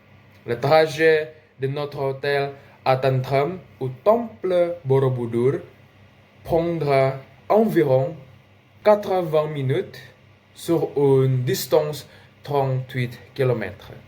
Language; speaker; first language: French; non-native, learner; Indonesian